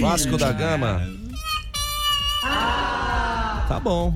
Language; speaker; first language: Portuguese; native; Portuguese